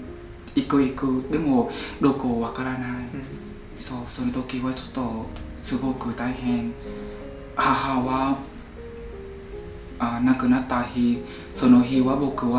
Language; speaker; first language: Japanese; non-native, learner; Vietnamese